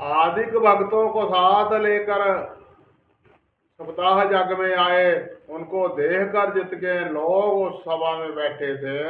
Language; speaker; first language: Hindi; non-native, local second language; Punjabi